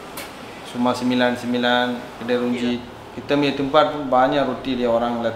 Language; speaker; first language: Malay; non-native, learner; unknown